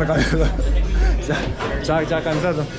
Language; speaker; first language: Spanish; non-native, learner; Korean